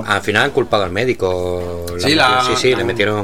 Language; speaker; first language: Spanish; native; Spanish